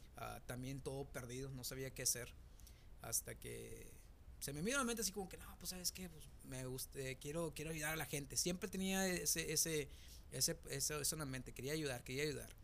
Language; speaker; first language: Spanish; native; Spanish